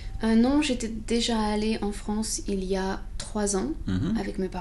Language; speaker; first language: French; non-native, fluent; English